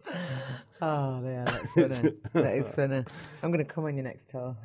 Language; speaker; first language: English; native; English